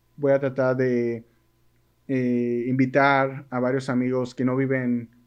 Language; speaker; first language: Spanish; early bilingual, heritage; Spanish